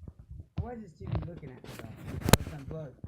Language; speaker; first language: English; native; English